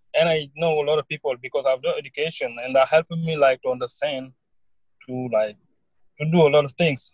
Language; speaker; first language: English; non-native, learner; Wolof